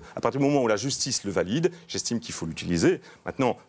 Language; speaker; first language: French; native; French